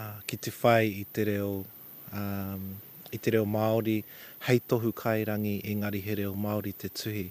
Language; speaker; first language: Māori; non-native, local second language; English